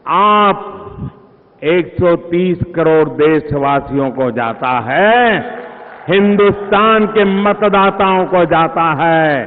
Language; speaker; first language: Hindi; non-native, local second language; Gujarati